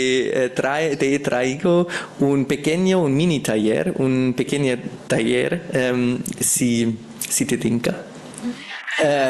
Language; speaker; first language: Spanish; non-native, fluent; German